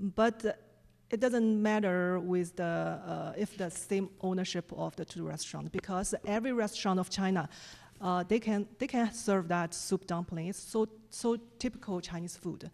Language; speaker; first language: English; non-native, fluent; Chinese